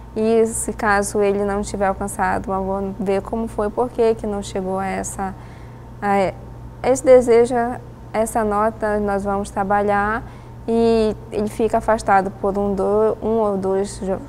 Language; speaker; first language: Portuguese; native; Portuguese